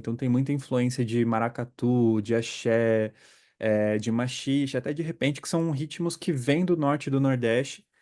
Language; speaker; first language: Portuguese; native; Portuguese